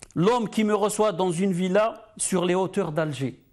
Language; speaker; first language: French; non-native, local second language; Arabic